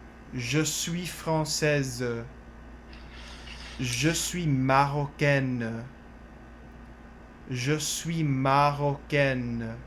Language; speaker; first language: French; non-native, fluent; English